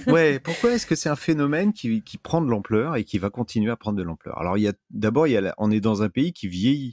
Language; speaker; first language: French; native; French